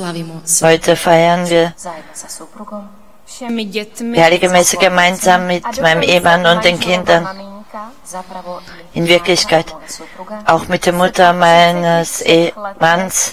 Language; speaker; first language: German; non-native, fluent; Czech